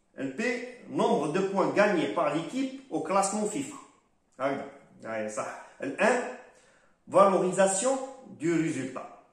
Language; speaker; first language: French; non-native, local second language; Arabic